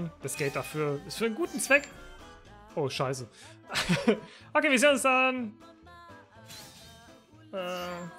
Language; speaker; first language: German; native; German